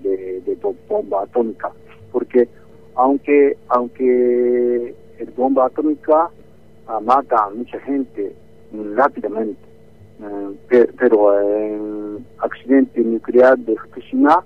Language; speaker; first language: Spanish; non-native, learner; Japanese